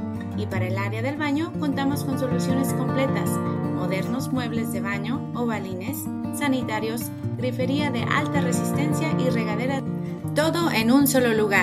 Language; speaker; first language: Spanish; native; Spanish